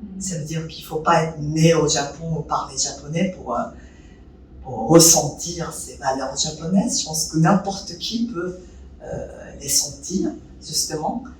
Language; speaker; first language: French; non-native, fluent; Japanese